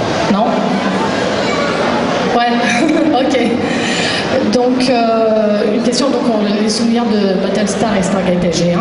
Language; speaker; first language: French; native; French